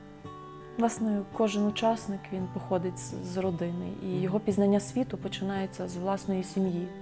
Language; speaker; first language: Ukrainian; native; Ukrainian